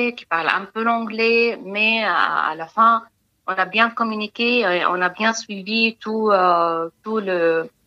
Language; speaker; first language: French; non-native, fluent; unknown